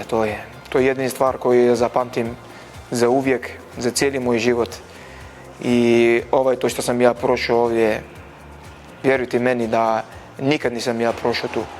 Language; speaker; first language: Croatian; non-native, learner; Arabic